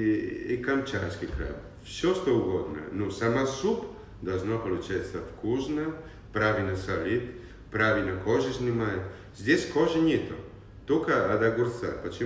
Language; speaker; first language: Russian; non-native, learner; Italian